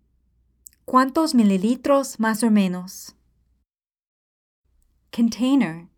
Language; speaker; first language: Spanish; non-native, fluent; English